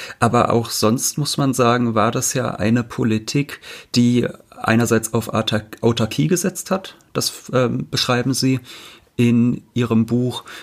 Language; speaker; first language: German; native; German